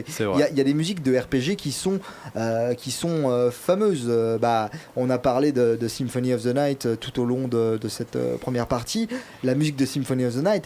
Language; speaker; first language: French; native; French